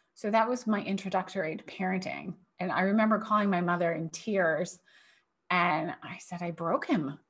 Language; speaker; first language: English; native; English